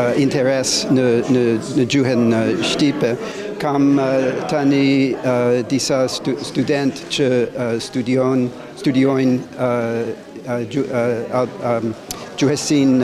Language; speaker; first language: Albanian; non-native, learner; English